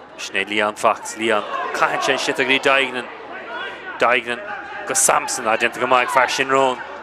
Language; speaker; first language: Irish; native; Irish